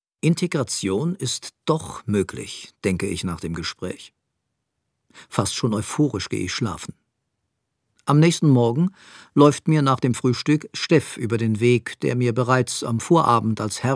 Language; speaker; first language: German; native; German